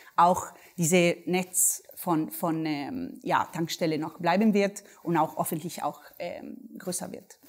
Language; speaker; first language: German; non-native, fluent; Italian